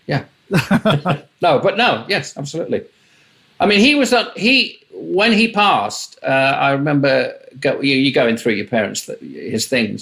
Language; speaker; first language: English; native; English